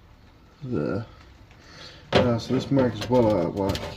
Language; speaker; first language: English; native; English